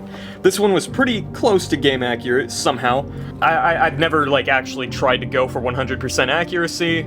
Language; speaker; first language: English; native; English